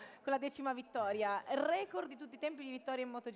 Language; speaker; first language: Italian; native; Italian